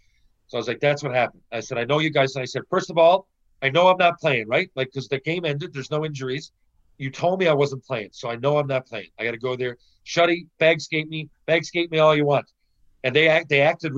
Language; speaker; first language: English; native; English